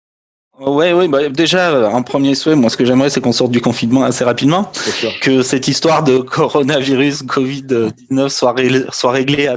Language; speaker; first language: French; native; French